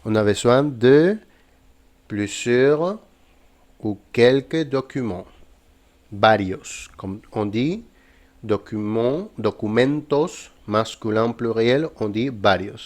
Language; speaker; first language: French; non-native, fluent; Spanish